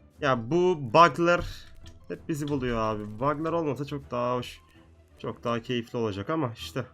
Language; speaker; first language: Turkish; native; Turkish